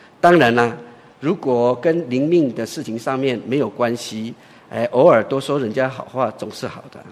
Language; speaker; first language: Chinese; native; Chinese